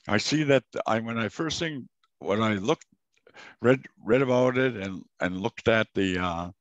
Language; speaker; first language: English; non-native, fluent; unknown